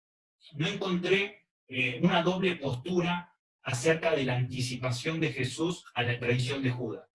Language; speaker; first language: Spanish; early bilingual, other home language; Korean